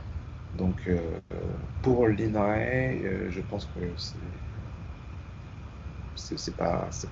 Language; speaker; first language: French; native; French